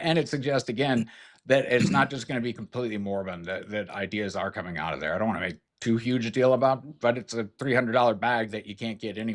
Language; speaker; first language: English; native; English